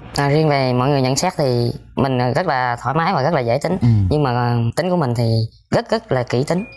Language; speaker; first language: Vietnamese; native; Vietnamese